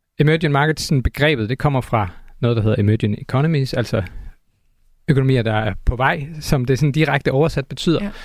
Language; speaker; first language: Danish; native; Danish